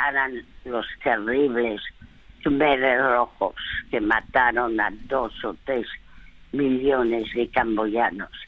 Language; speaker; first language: Spanish; early bilingual, other home language; French